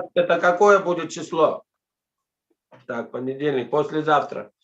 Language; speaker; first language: Russian; native; Russian